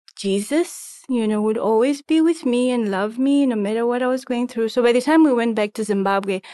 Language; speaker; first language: English; non-native, local second language; Shona